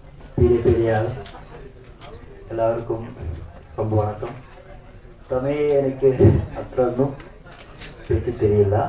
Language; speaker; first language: Tamil; non-native, learner; Malayalam